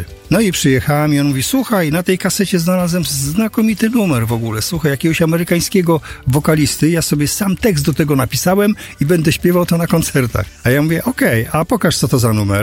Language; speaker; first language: Polish; native; Polish